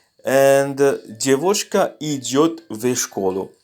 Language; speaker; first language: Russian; non-native, learner; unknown